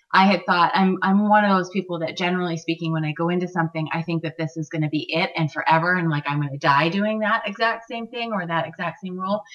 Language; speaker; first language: English; native; English